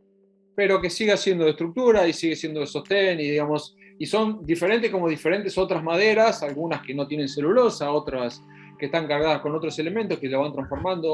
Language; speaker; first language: Spanish; native; Spanish